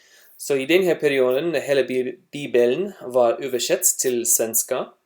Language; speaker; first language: Swedish; non-native, learner; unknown